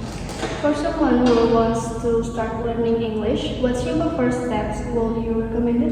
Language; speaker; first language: English; non-native, learner; Indonesian